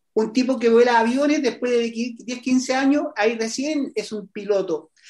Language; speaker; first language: Spanish; native; Spanish